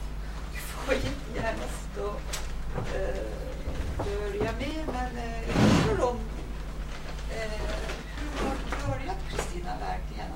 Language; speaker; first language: Swedish; non-native, fluent; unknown